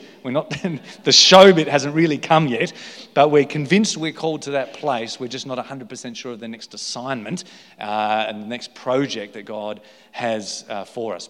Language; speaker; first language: English; native; English